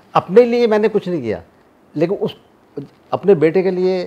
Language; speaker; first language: Hindi; native; Hindi